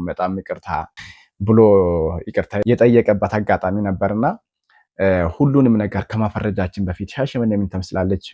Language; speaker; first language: Amharic; non-native, local second language; Oromo